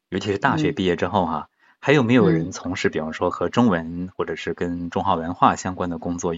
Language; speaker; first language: Chinese; native; Chinese